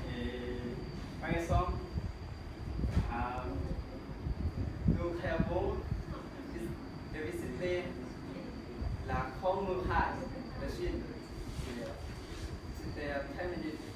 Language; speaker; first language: French; non-native, learner; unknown